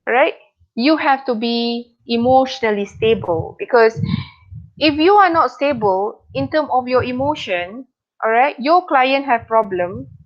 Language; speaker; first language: English; non-native, local second language; Malay